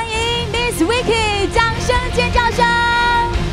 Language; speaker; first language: Chinese; native; Chinese